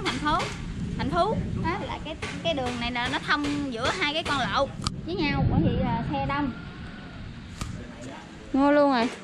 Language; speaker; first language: Vietnamese; native; Vietnamese